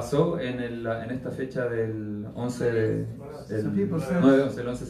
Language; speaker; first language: Spanish; native; Spanish